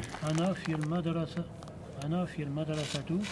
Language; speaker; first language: Arabic; non-native, learner; French